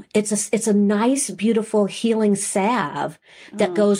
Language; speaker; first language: English; native; English